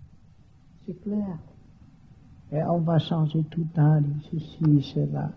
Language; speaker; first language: French; non-native, learner; Vietnamese